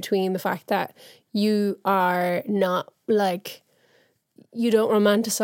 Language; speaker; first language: English; native; English